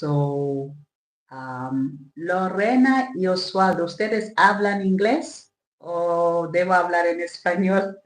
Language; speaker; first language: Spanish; non-native, learner; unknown